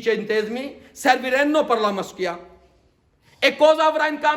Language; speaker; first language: Italian; non-native, fluent; Urdu